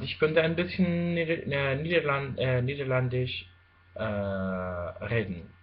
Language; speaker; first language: German; non-native, fluent; Spanish